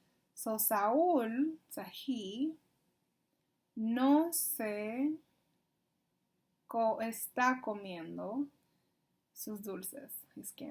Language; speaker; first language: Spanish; non-native, learner; English